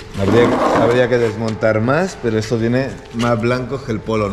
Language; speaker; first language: Spanish; native; Spanish